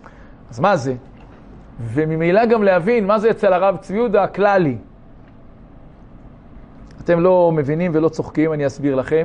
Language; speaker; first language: Hebrew; native; Hebrew